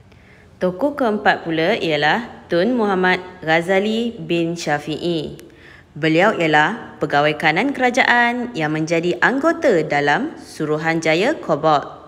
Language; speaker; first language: Malay; native; Malay